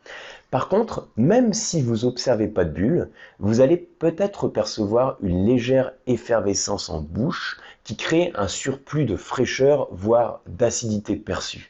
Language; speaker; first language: French; native; French